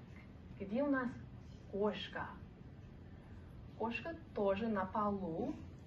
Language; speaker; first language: Russian; non-native, fluent; English